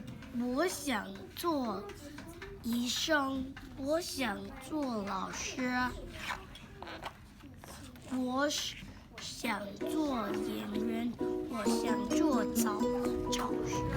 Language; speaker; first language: Chinese; non-native, learner; English